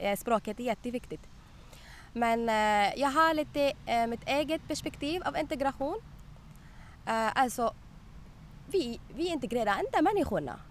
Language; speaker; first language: Swedish; non-native, learner; Arabic